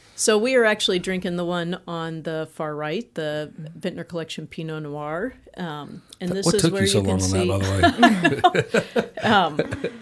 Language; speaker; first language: English; native; English